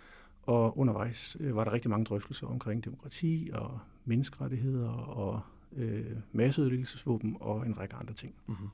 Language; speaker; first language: Danish; native; Danish